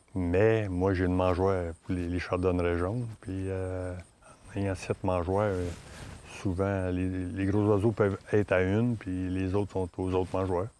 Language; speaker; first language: French; native; French